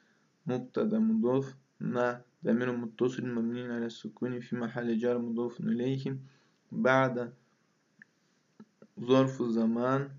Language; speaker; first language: Arabic; non-native, fluent; Russian